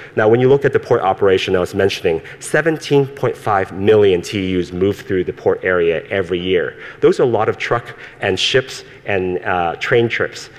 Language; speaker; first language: English; early bilingual, other home language; Cantonese